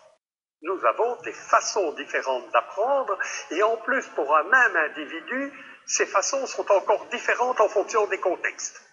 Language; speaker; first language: French; native; French